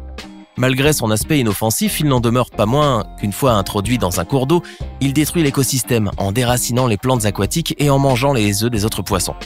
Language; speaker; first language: French; native; French